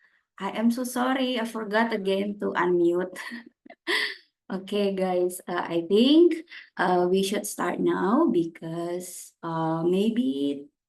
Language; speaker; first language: English; non-native, fluent; Indonesian